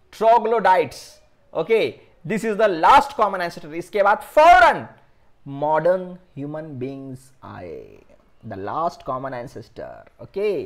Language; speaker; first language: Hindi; non-native, local second language; Marathi